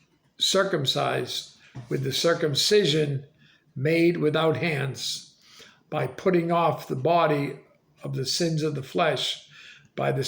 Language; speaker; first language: English; native; English